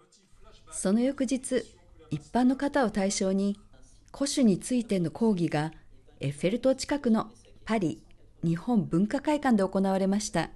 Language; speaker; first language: Japanese; native; Japanese